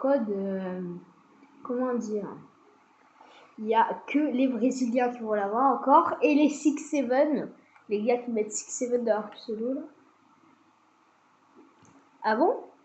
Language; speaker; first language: French; native; French